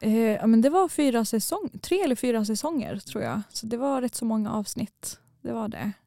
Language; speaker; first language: Swedish; early bilingual, other home language; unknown